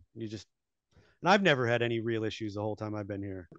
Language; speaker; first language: English; native; English